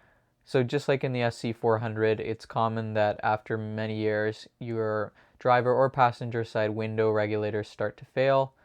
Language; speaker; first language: English; native; English